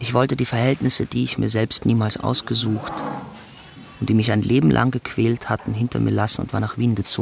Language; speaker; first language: German; native; German